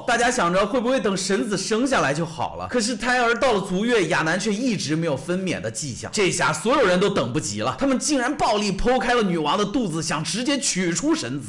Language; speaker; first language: Chinese; native; Chinese